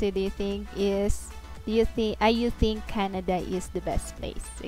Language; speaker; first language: English; non-native, fluent; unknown